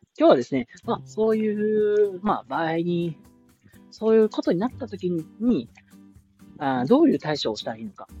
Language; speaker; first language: Japanese; native; Japanese